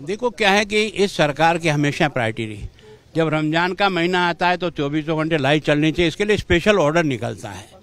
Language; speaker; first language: Hindi; native; Hindi